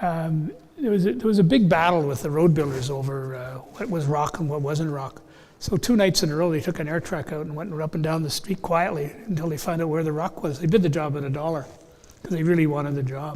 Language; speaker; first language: English; native; English